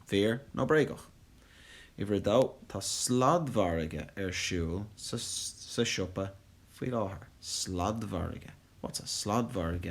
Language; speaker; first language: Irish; non-native, local second language; English